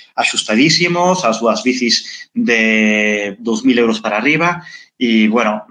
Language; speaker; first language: Galician; non-native, local second language; Spanish